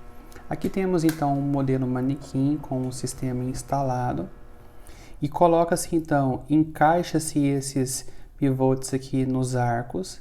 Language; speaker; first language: Portuguese; native; Portuguese